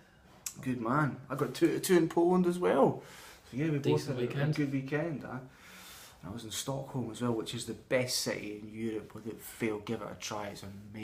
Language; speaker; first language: English; native; English